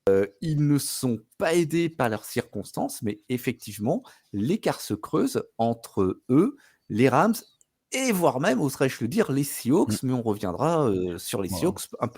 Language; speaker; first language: French; native; French